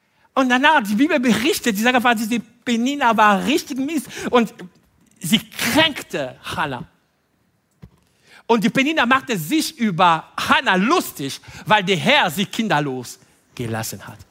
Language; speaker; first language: German; non-native, fluent; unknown